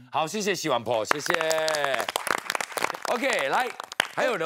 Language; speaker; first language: Chinese; native; Chinese